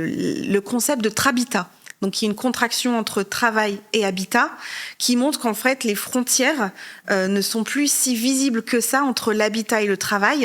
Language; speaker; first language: French; native; French